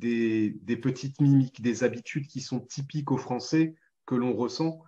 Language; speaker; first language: French; native; French